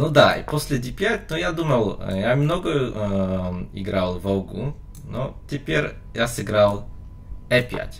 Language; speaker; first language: Russian; non-native, learner; Polish